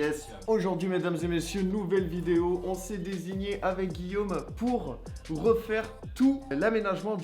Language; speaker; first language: French; native; French